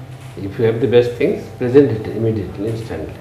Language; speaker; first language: English; non-native, local second language; Odia